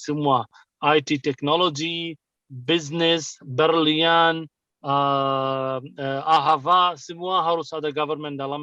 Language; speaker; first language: Indonesian; non-native, fluent; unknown